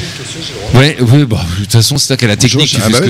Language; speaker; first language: French; native; French